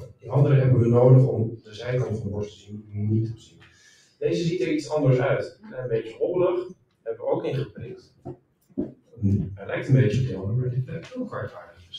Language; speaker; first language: Dutch; native; Dutch